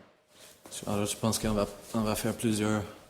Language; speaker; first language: French; non-native, fluent; English